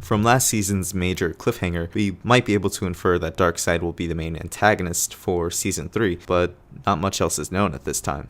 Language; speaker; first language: English; native; English